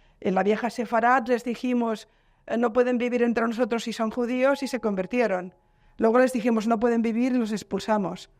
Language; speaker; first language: Spanish; non-native, local second language; Catalan